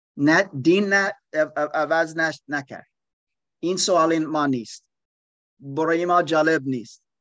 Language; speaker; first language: Persian; non-native, learner; German